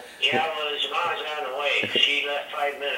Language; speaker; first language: English; native; English